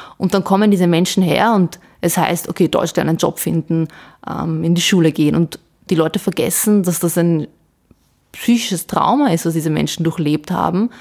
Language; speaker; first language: German; early bilingual, other home language; Bosnian